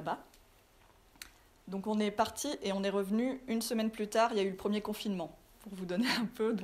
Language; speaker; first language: French; native; French